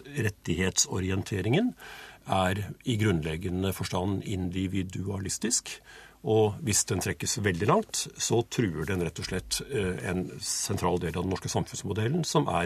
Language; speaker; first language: Norwegian; native; Norwegian